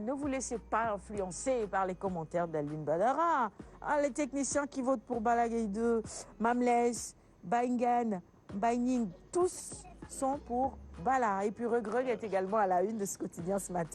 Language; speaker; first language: French; non-native, local second language; Wolof